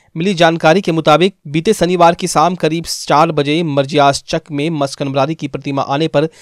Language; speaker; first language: Hindi; native; Hindi